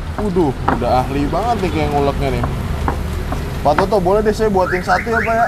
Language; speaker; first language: Indonesian; native; Indonesian